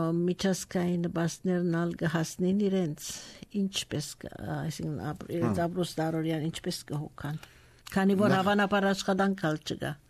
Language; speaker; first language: Armenian; early bilingual, heritage; Armenian